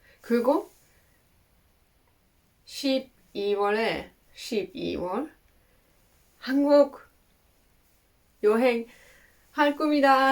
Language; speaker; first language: Korean; non-native, fluent; Dutch